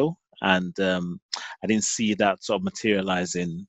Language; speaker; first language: English; native; English